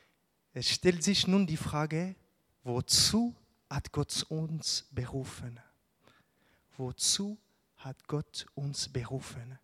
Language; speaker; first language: German; non-native, local second language; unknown